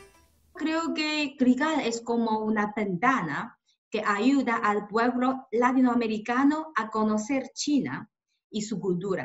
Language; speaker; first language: Spanish; non-native, fluent; Chinese